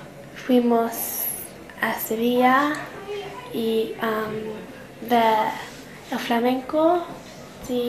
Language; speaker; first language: Spanish; non-native, learner; English